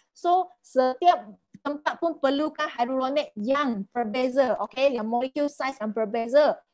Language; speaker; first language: Malay; non-native, local second language; Chinese